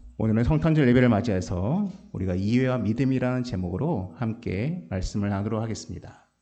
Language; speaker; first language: Korean; native; Korean